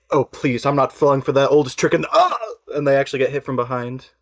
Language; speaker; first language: English; native; English